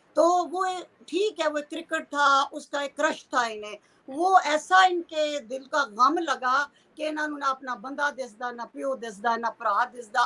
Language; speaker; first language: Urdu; non-native, local second language; Punjabi